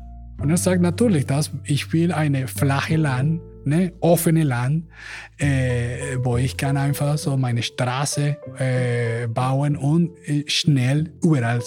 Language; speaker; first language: German; non-native, learner; Spanish